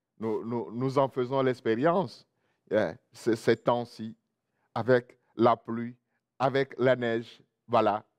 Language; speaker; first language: French; non-native, local second language; Ewe